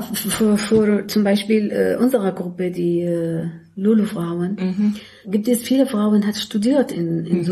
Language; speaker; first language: German; non-native, learner; Arabic